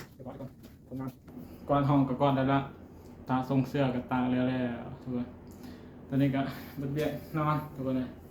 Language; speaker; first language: Thai; non-native, local second language; Northeastern Thai